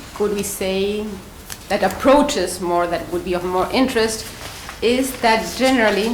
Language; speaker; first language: English; non-native, fluent; Spanish